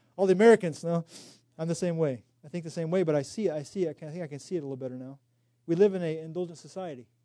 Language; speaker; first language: English; native; English